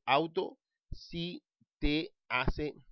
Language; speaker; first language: Spanish; native; Spanish